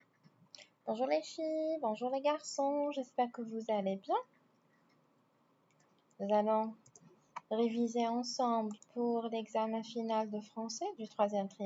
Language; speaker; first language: French; non-native, fluent; Arabic